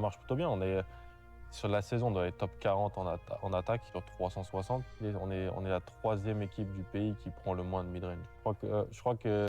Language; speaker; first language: French; native; French